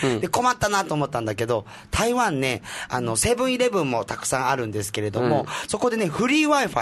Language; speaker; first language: Japanese; native; Japanese